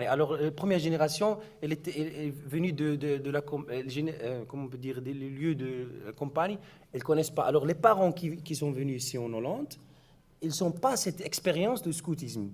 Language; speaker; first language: French; non-native, learner; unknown